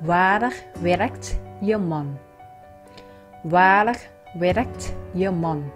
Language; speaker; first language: Dutch; non-native, learner; Vietnamese